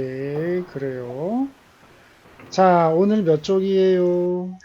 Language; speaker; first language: Korean; native; Korean